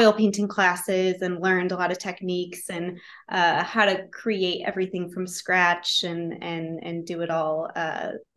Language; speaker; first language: English; native; English